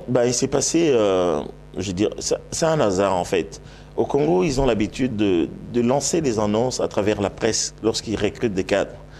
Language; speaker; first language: French; non-native, local second language; Lingala